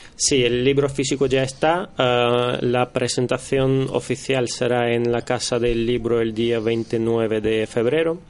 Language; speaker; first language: Spanish; non-native, fluent; Russian